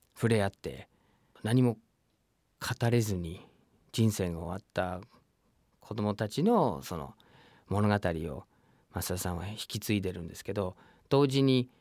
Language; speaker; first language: Japanese; non-native, fluent; English